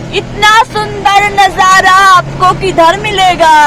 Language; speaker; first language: Hindi; non-native, local second language; Bangla